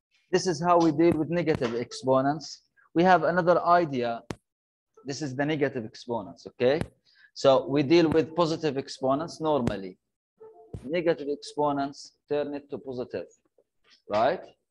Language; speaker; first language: English; non-native, fluent; Arabic